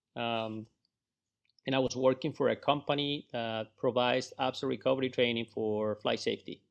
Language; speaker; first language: English; non-native, fluent; Spanish